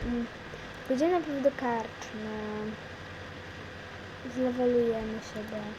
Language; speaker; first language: Polish; native; Polish